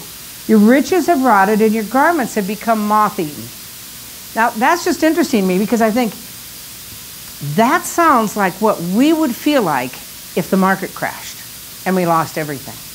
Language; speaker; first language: English; native; English